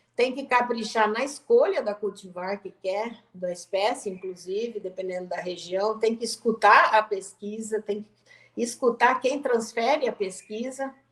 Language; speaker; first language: Portuguese; native; Portuguese